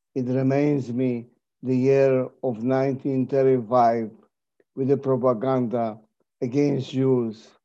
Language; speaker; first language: English; non-native, fluent; Polish